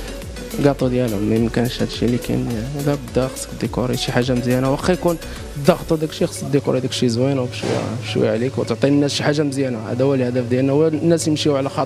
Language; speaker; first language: Arabic; native; Arabic